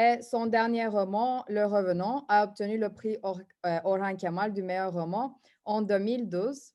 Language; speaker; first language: French; non-native, fluent; Turkish